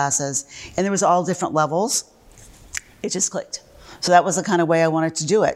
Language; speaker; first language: English; native; English